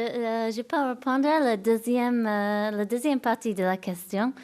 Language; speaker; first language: French; non-native, fluent; English